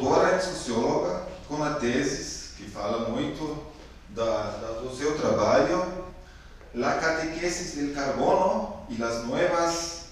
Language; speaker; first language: Portuguese; non-native, fluent; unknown